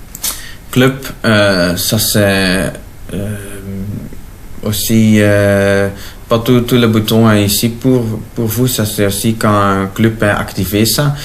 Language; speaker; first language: French; non-native, local second language; Dutch